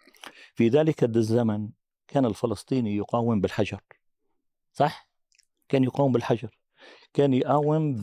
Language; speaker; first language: Arabic; native; Arabic